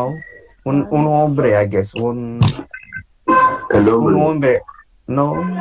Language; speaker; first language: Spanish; non-native, learner; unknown